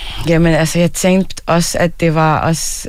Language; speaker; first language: Danish; early bilingual, other home language; Arabic